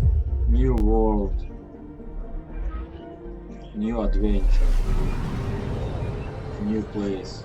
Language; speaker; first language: English; non-native, learner; Russian